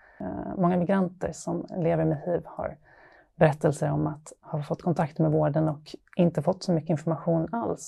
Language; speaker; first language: Swedish; native; Swedish